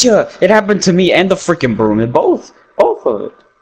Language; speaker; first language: English; native; English